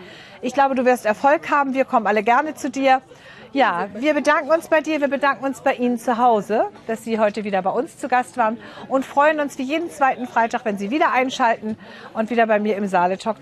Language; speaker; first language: German; native; German